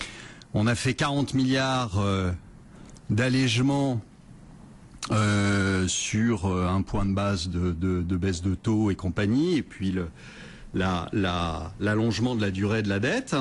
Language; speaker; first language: French; native; French